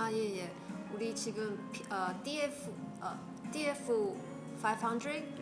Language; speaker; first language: Korean; non-native, learner; Chinese